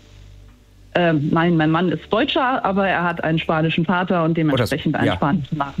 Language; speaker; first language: German; native; German